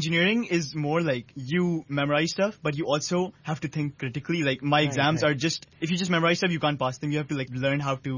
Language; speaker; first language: English; non-native, local second language; Urdu